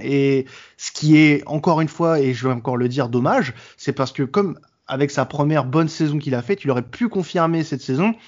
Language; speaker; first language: French; native; French